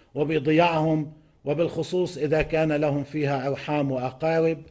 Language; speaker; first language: Arabic; native; Arabic